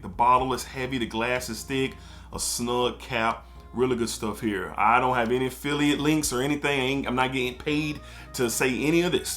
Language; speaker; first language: English; native; English